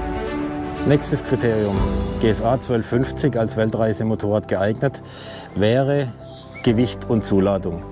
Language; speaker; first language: German; native; German